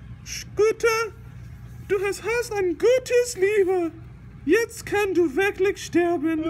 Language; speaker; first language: German; non-native, learner; English